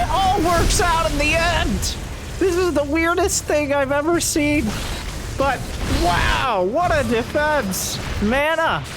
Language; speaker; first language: English; native; English